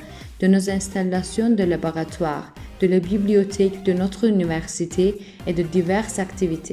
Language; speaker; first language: French; non-native, learner; Turkish